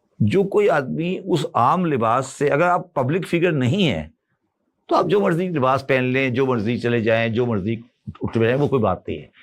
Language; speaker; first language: Urdu; native; Urdu